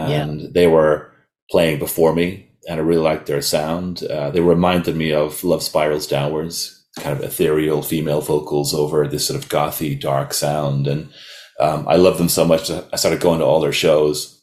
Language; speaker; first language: English; native; English